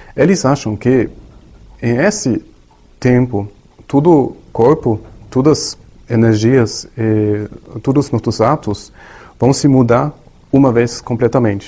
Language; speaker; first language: Portuguese; non-native, learner; German